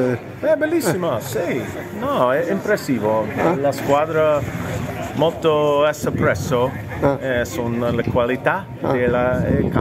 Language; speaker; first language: Italian; non-native, learner; English